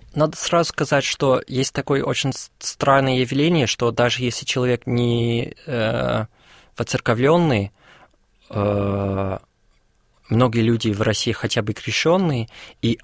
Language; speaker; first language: Russian; non-native, fluent; English